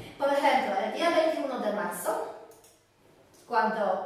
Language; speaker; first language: Spanish; non-native, fluent; Polish